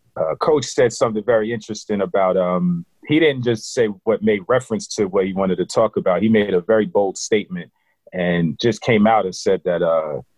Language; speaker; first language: English; native; English